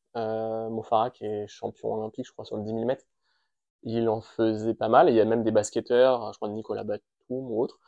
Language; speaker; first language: French; native; French